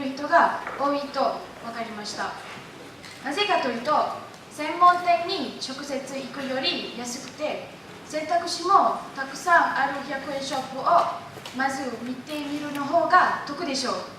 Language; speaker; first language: Japanese; non-native, learner; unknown